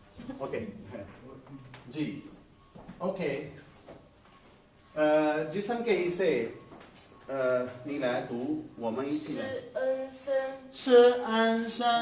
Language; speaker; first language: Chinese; non-native, fluent; Urdu